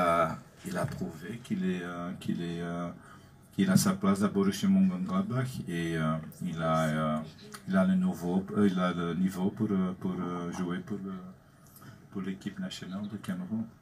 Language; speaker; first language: French; non-native, learner; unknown